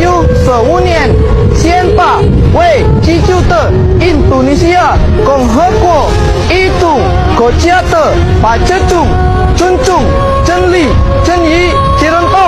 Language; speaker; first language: Chinese; non-native, learner; Indonesian